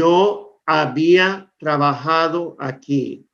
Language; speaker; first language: Spanish; non-native, fluent; English